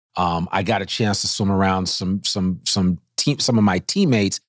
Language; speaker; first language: English; native; English